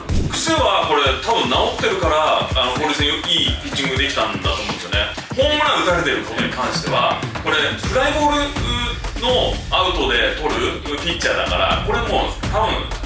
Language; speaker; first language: Japanese; native; Japanese